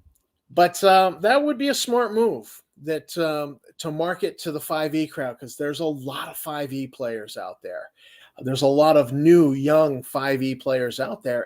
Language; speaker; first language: English; native; English